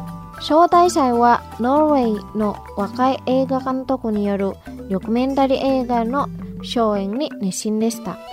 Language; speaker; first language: Japanese; non-native, fluent; Indonesian